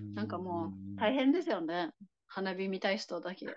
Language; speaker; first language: Japanese; non-native, fluent; English